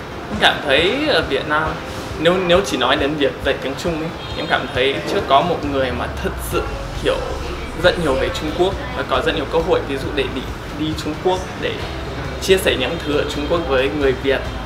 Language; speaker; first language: Vietnamese; non-native, fluent; English